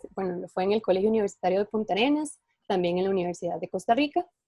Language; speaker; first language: Spanish; native; Spanish